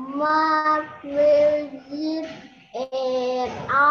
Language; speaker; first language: English; non-native, learner; Vietnamese